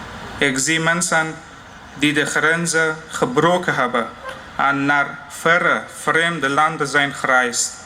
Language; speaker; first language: Dutch; non-native, fluent; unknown